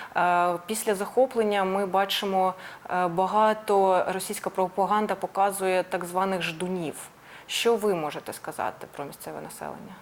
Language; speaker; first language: Ukrainian; non-native, local second language; Russian